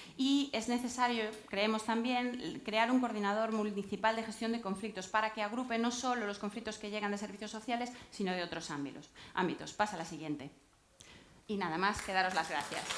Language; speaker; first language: Spanish; native; Spanish